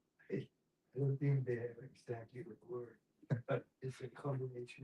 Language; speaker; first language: English; non-native, fluent; Thai